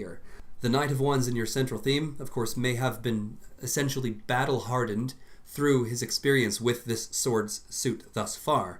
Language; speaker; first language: English; native; English